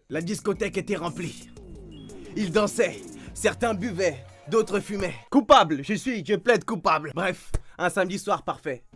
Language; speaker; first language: French; native; French